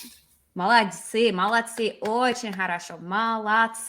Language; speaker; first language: Russian; non-native, fluent; English